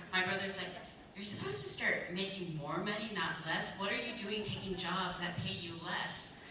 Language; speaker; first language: English; early bilingual, other home language; Korean